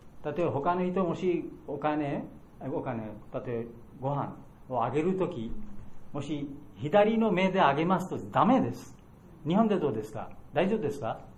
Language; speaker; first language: Japanese; non-native, learner; Bangla